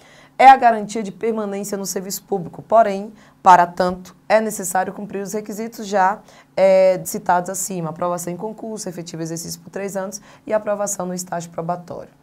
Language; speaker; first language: Portuguese; native; Portuguese